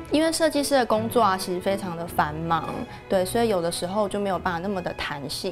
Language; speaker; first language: Chinese; native; Chinese